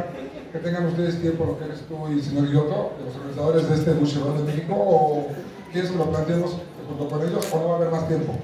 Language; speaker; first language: Spanish; native; Spanish